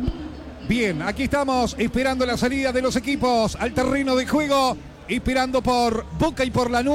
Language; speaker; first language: Spanish; native; Spanish